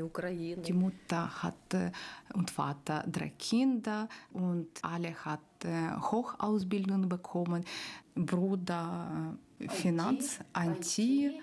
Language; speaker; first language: German; non-native, learner; Ukrainian